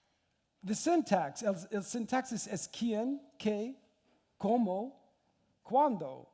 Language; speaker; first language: Spanish; non-native, learner; English